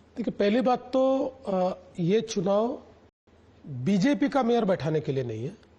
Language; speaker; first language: Hindi; non-native, local second language; Marathi